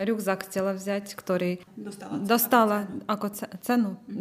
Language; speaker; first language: Slovak; non-native, learner; Ukrainian